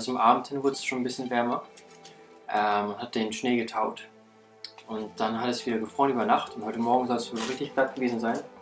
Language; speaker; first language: German; native; German